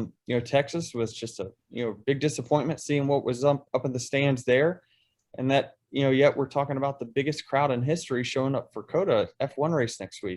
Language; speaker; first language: English; native; English